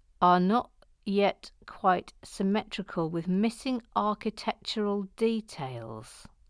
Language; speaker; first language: English; native; English